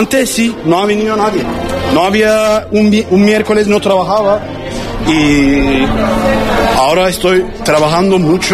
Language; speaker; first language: Spanish; non-native, learner; Turkish